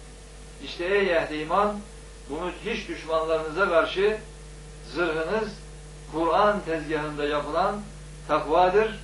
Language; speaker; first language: Turkish; native; Turkish